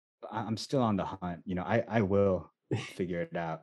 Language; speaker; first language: English; native; English